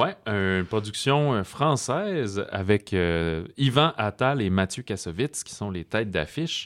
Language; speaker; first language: French; native; French